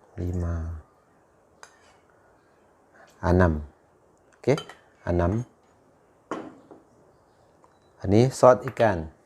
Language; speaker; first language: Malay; non-native, learner; Thai